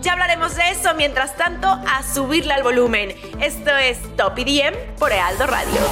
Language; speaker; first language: Spanish; native; Spanish